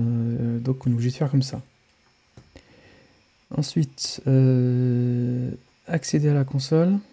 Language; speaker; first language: French; native; French